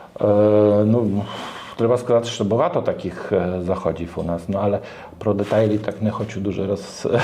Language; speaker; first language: Ukrainian; non-native, learner; Polish